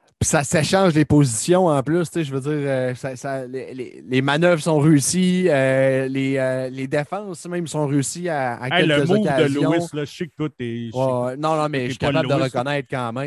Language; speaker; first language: French; native; French